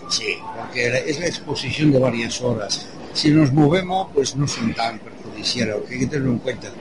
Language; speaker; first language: Spanish; non-native, fluent; French